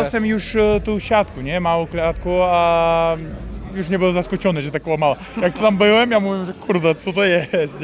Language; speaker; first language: Polish; non-native, learner; Uzbek